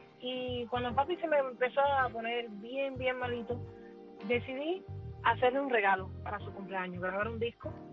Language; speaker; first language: Spanish; early bilingual, heritage; Spanish